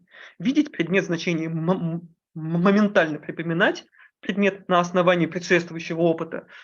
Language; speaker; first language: Russian; native; Russian